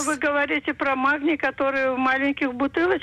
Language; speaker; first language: Russian; native; Russian